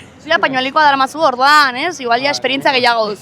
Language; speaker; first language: Basque; native; Basque